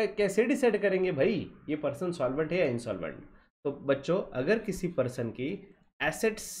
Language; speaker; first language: Hindi; non-native, local second language; Marathi